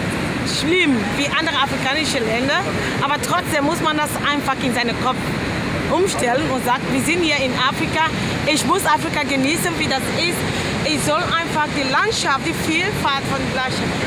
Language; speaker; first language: German; non-native, fluent; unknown